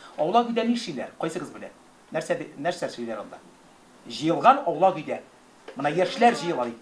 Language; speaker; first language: Tatar; native; Tatar